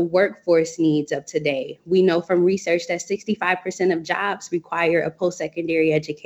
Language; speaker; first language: English; native; English